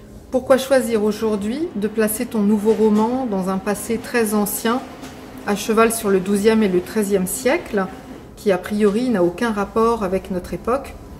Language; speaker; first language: French; native; French